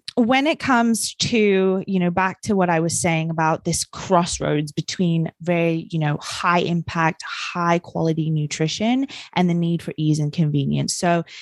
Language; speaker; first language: English; native; English